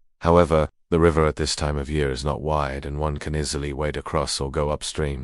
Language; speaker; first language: English; native; English